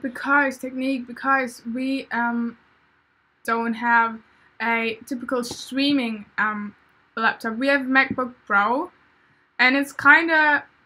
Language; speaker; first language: English; non-native, fluent; German